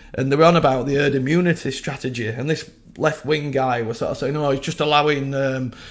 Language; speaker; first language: English; native; English